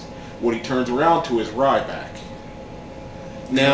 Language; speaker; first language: English; native; English